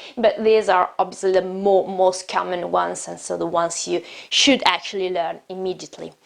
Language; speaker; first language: English; non-native, fluent; Italian